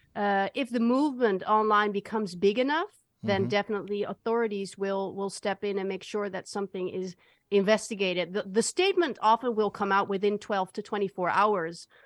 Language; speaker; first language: English; non-native, fluent; Dutch